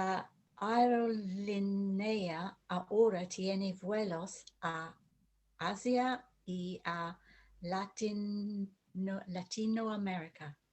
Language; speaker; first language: Spanish; non-native, learner; English